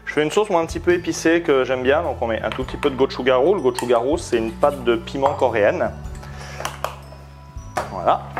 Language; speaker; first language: French; native; French